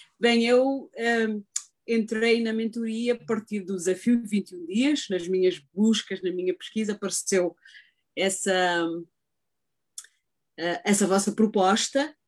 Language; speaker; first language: Portuguese; native; Portuguese